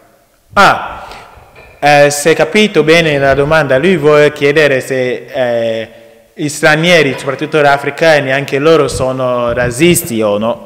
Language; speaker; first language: Italian; non-native, learner; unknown